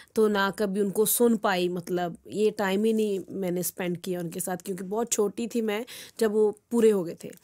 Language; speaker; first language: Hindi; non-native, local second language; Punjabi